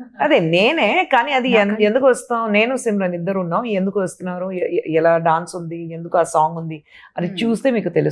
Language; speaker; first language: Telugu; non-native, local second language; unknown